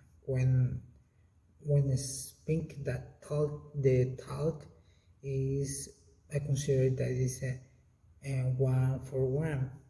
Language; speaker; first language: English; non-native, learner; Spanish